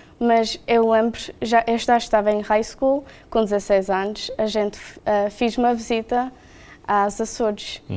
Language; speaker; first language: Portuguese; early bilingual, heritage; Portuguese